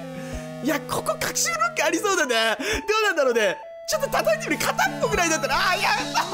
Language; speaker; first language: Japanese; native; Japanese